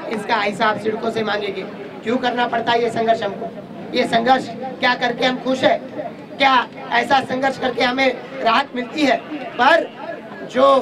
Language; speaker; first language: Hindi; non-native, local second language; Marathi